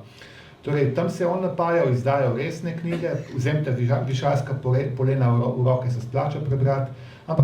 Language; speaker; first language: Slovenian; native; Slovenian